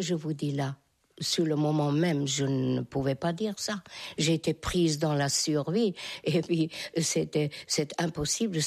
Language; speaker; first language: French; non-native, fluent; Hungarian